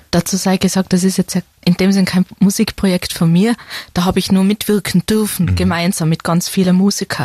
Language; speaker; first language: German; native; German